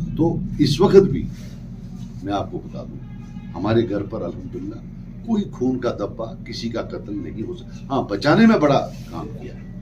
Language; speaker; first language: Urdu; non-native, local second language; Kashmiri